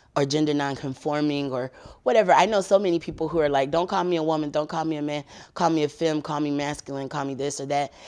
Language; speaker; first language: English; native; English